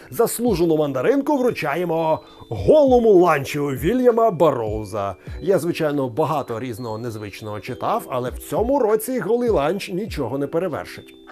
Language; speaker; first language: Ukrainian; native; Ukrainian